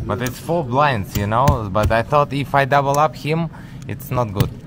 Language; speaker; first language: English; non-native, learner; Russian